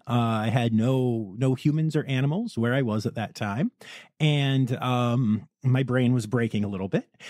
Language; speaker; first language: English; native; English